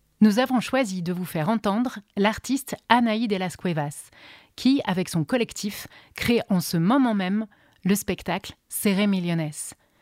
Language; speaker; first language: French; native; French